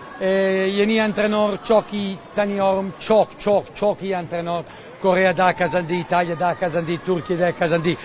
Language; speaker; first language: Turkish; non-native, learner; Italian